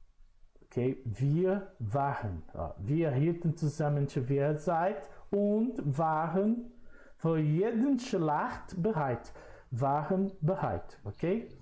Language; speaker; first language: German; non-native, fluent; Portuguese